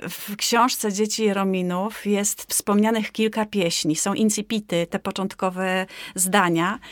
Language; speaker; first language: Polish; native; Polish